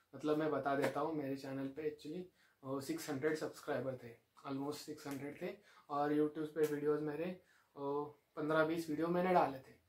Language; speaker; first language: Hindi; non-native, local second language; Marathi